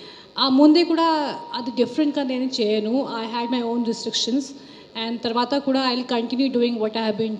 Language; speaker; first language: Telugu; non-native, local second language; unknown